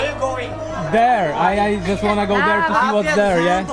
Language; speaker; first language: English; non-native, learner; Polish